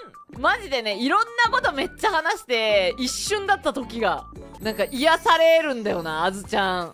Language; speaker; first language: Japanese; native; Japanese